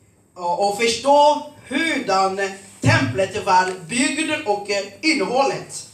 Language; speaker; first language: Swedish; non-native, fluent; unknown